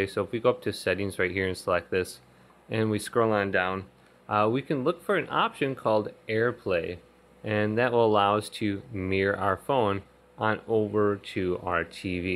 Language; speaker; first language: English; native; English